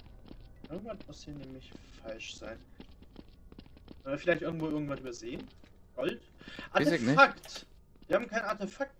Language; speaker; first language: German; native; German